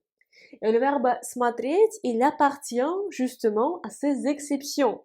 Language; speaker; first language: French; non-native, fluent; Russian